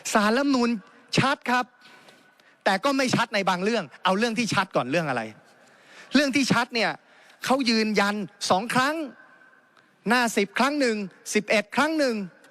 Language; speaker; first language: Thai; native; Thai